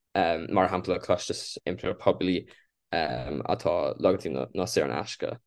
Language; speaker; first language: Irish; non-native, local second language; English